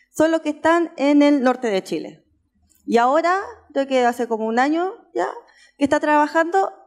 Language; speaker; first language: Spanish; native; Spanish